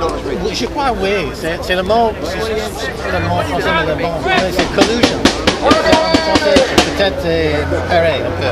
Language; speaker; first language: French; non-native, learner; English